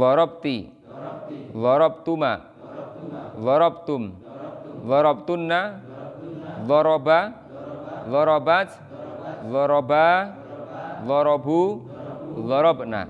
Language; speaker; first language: Arabic; non-native, fluent; Indonesian